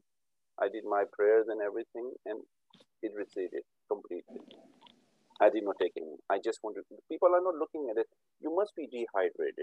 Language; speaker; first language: English; non-native, local second language; Urdu